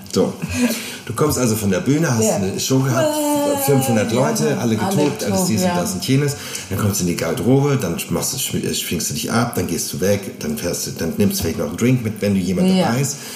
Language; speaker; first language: German; native; German